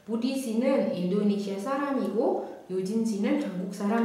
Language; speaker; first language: Korean; non-native, fluent; Indonesian